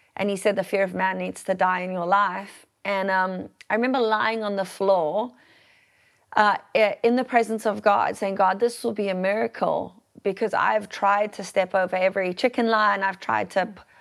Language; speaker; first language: English; native; English